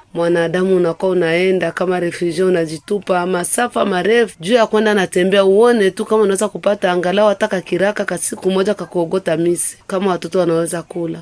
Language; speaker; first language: Swahili; non-native, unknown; Rundi